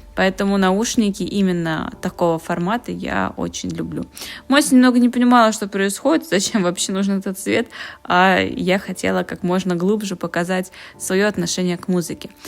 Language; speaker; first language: Russian; native; Russian